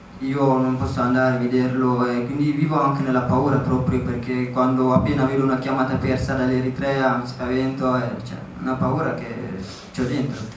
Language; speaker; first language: Italian; non-native, fluent; Tigrinya